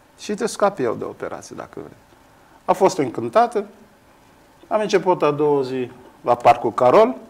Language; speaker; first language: Romanian; non-native, fluent; Kabuverdianu